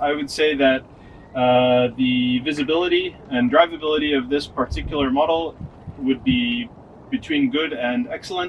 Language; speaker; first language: English; native; English